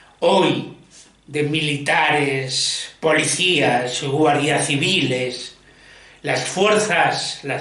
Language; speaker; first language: Spanish; native; Spanish